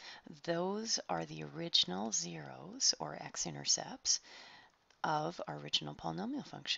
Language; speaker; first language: English; native; English